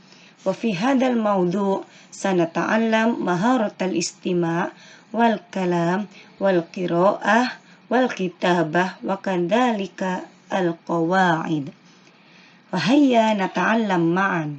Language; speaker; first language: Arabic; non-native, fluent; Indonesian